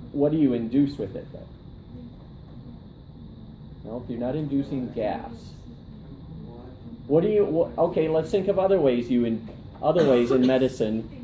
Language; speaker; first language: English; native; English